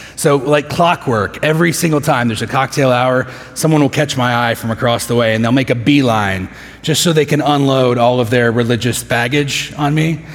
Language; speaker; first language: English; native; English